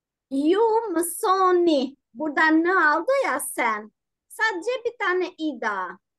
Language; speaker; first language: Turkish; non-native, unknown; Albanian